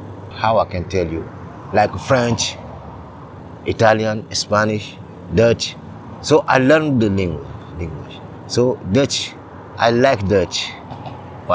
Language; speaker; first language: English; non-native, learner; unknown